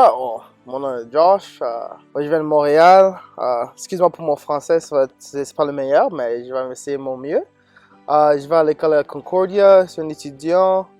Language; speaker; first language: French; non-native, local second language; English